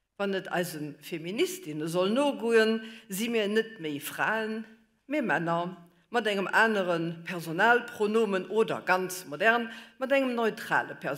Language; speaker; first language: Luxembourgish; native; Luxembourgish